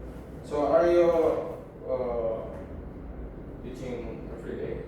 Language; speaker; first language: English; non-native, learner; Indonesian